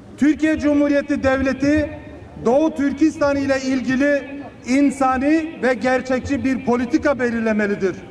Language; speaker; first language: Turkish; native; Turkish